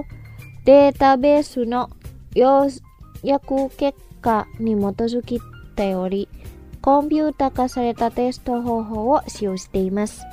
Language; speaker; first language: Japanese; non-native, fluent; Indonesian